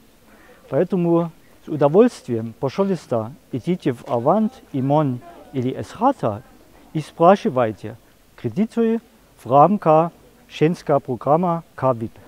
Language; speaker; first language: Russian; non-native, fluent; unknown